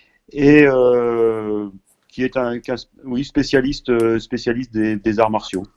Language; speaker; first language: French; native; French